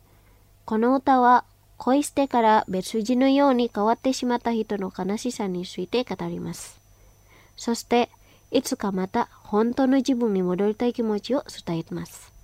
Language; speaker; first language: Japanese; non-native, fluent; Indonesian